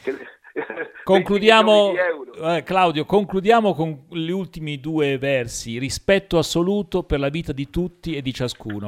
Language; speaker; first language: Italian; native; Italian